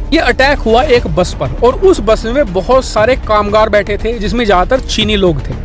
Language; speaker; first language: Hindi; native; Hindi